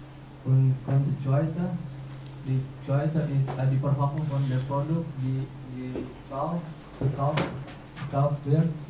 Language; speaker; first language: German; non-native, learner; Indonesian